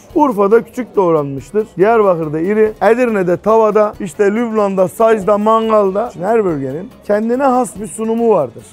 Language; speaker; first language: Turkish; native; Turkish